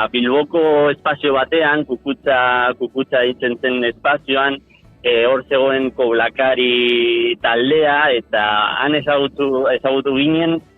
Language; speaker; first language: Basque; non-native, local second language; Spanish